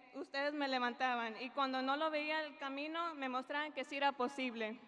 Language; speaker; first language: Spanish; early bilingual, heritage; Spanish